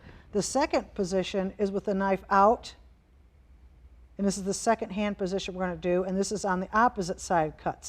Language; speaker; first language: English; native; English